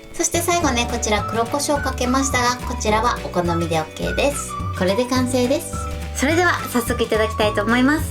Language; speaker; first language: Japanese; native; Japanese